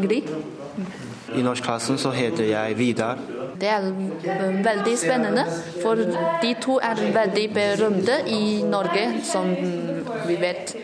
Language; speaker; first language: Norwegian; non-native, learner; Chinese